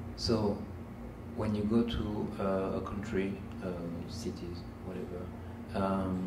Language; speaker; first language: English; non-native, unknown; French